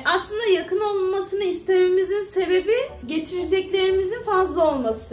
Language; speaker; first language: Turkish; native; Turkish